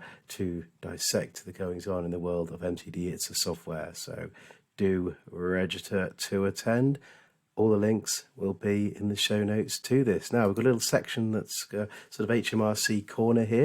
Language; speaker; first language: English; native; English